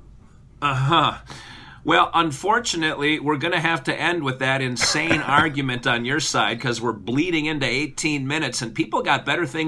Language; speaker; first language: English; native; English